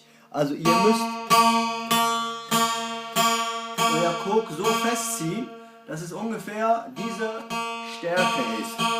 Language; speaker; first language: German; non-native, fluent; Kurdish